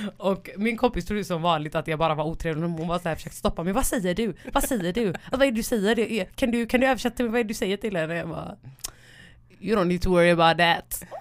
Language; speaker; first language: Swedish; early bilingual, other home language; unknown